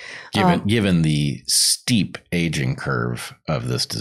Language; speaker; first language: English; native; English